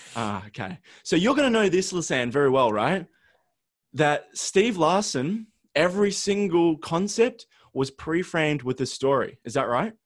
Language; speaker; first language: English; early bilingual, other home language; Ukrainian